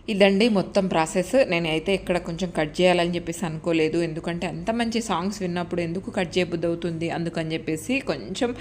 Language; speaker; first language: Telugu; non-native, local second language; Lambadi